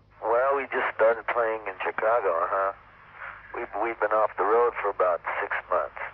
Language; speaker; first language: English; native; English